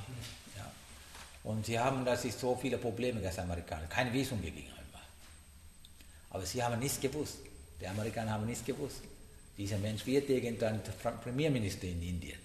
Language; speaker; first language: German; non-native, fluent; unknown